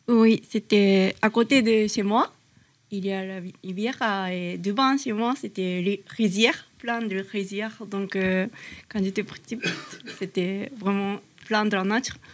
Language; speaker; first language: French; non-native, learner; Japanese